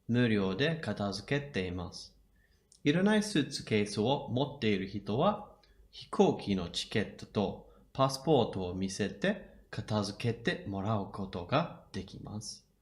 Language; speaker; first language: Japanese; non-native, fluent; English